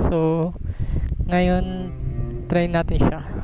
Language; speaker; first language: Filipino; native; Filipino